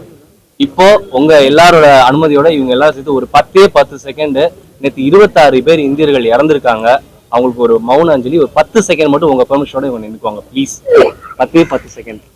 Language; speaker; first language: Tamil; native; Tamil